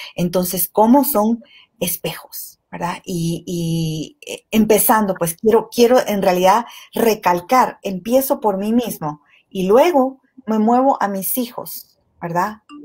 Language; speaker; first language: Spanish; native; Spanish